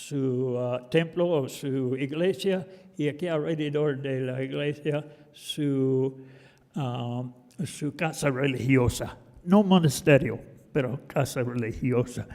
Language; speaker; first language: Spanish; non-native, fluent; English